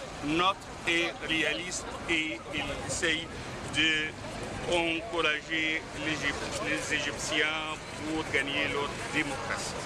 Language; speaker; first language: French; non-native, fluent; Arabic